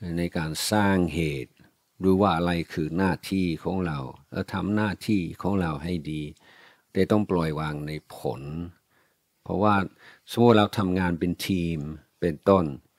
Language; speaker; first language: Thai; non-native, fluent; English